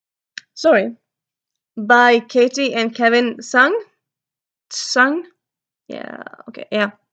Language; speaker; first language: English; early bilingual, heritage; Norwegian